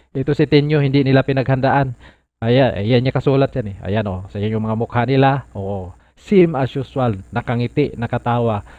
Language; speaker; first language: Filipino; non-native, local second language; Cebuano